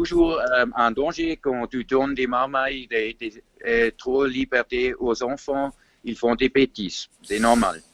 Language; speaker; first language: French; non-native, fluent; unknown